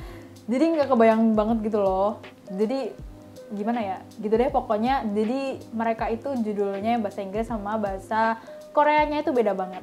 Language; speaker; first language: Indonesian; native; Indonesian